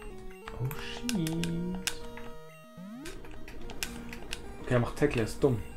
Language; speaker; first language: German; native; German